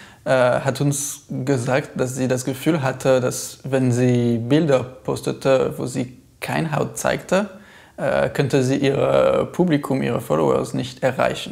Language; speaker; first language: German; non-native, fluent; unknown